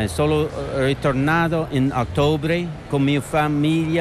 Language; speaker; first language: Italian; non-native, learner; English